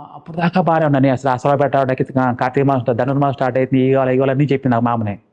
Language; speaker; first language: Telugu; non-native, local second language; Malayalam